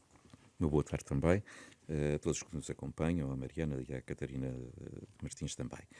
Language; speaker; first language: Portuguese; native; Portuguese